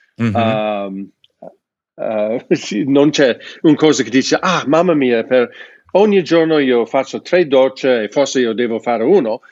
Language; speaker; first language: Italian; non-native, fluent; English